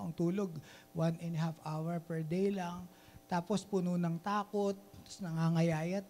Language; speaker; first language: Filipino; native; Filipino